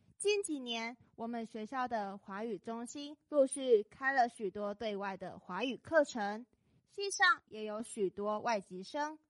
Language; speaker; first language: Chinese; native; Chinese